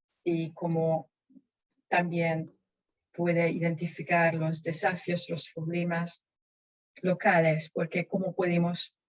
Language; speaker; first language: Spanish; non-native, fluent; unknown